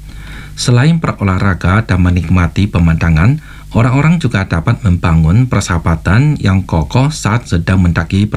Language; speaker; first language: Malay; non-native, fluent; Chinese